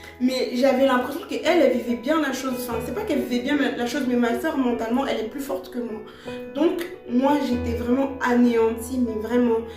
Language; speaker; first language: French; early bilingual, other home language; Lingala